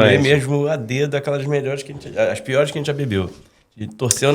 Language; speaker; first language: Portuguese; native; Portuguese